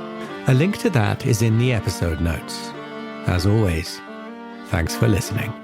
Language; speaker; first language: English; native; English